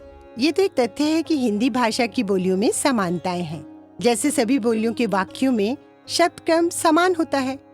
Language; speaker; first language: Hindi; native; Hindi